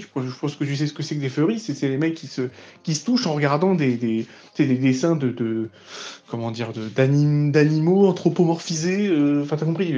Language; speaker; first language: French; native; French